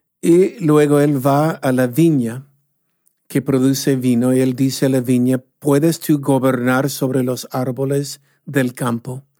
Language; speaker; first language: Spanish; non-native, fluent; English